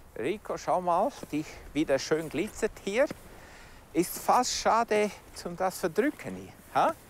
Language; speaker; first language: German; non-native, local second language; Romansh